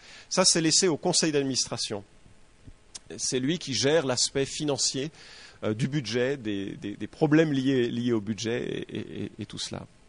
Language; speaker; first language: French; native; French